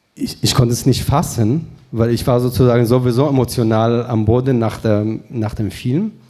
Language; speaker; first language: German; non-native, fluent; Hebrew